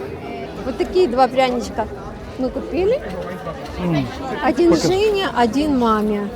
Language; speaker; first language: Russian; native; Russian